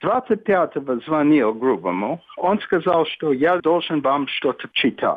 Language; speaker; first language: Russian; non-native, fluent; English